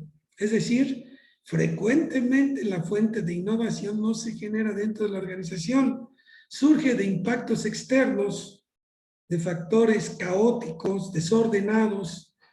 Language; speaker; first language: Spanish; native; Spanish